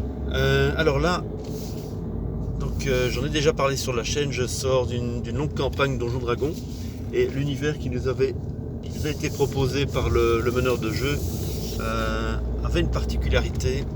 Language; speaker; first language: French; native; French